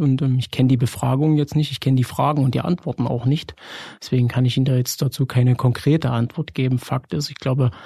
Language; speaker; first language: German; native; German